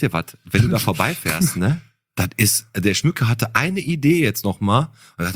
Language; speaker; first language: German; native; German